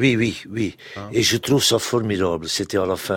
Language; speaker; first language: French; non-native, local second language; Dutch